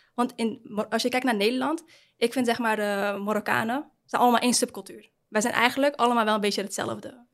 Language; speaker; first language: Dutch; early bilingual, other home language; Arabic